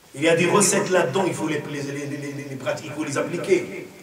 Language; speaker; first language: French; non-native, local second language; Arabic